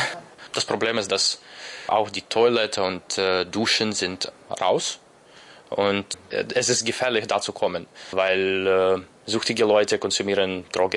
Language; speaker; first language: German; non-native, learner; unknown